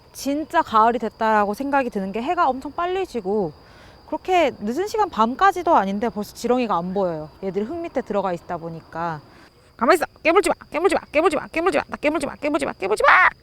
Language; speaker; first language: Korean; native; Korean